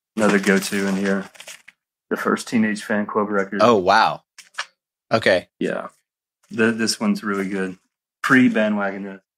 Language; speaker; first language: English; native; English